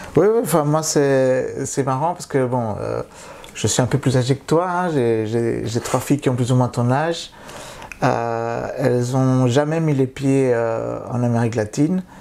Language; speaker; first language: French; early bilingual, other home language; Spanish